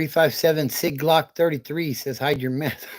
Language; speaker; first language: English; native; English